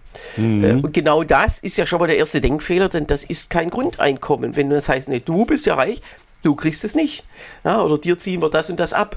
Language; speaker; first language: German; native; German